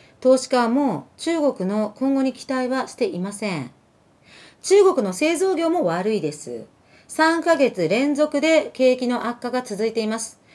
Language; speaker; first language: Japanese; early bilingual, other home language; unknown